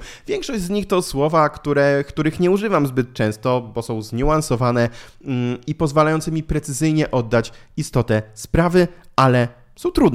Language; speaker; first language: Polish; native; Polish